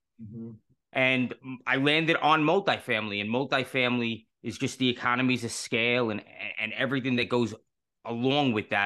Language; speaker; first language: English; native; English